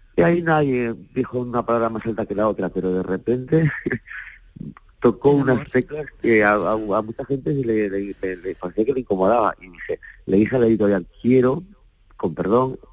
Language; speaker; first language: Spanish; native; Spanish